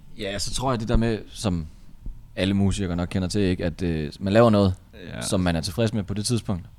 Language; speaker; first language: Danish; native; Danish